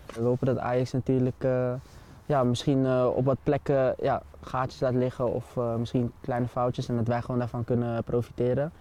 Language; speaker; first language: Dutch; native; Dutch